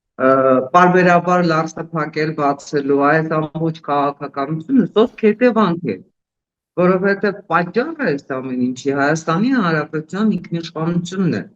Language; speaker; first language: Armenian; native; Armenian